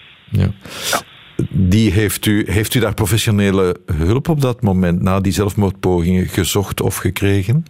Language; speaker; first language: Dutch; native; Dutch